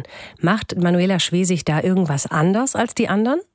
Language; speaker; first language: German; native; German